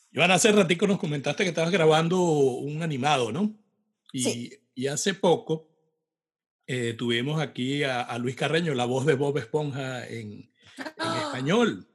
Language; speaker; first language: Spanish; native; Spanish